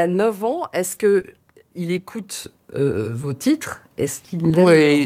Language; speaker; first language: French; native; French